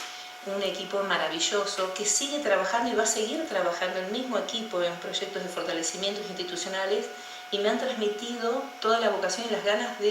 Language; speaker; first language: Spanish; native; Spanish